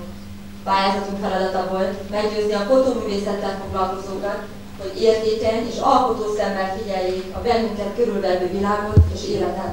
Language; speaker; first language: Hungarian; native; Hungarian